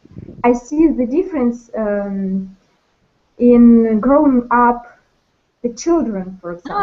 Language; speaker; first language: English; non-native, learner; Russian